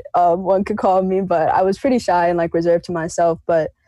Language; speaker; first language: English; native; English